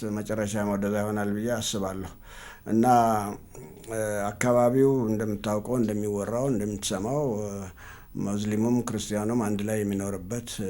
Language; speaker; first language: Amharic; native; Amharic